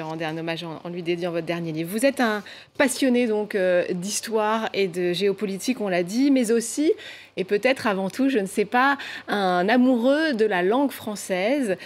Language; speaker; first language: French; native; French